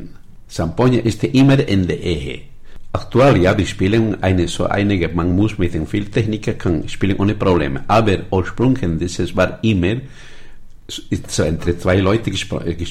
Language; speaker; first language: German; non-native, learner; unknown